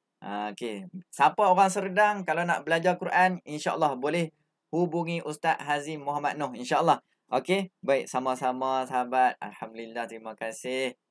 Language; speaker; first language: Malay; native; Malay